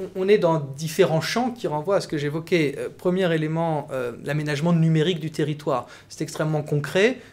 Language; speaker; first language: French; native; French